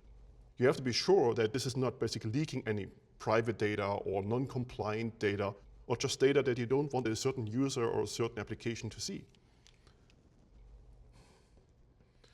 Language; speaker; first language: English; non-native, fluent; German